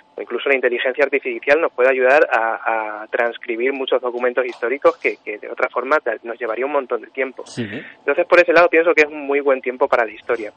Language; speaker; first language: Spanish; native; Spanish